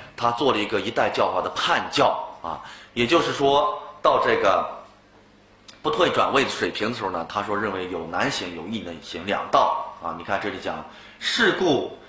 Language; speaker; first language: Chinese; native; Chinese